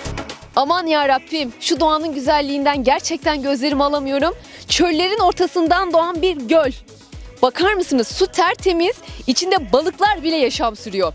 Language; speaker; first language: Turkish; native; Turkish